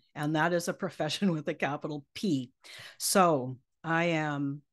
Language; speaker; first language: English; native; English